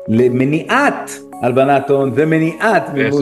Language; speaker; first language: Hebrew; native; Hebrew